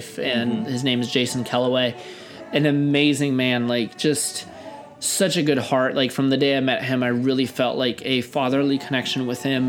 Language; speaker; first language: English; early bilingual, other home language; Russian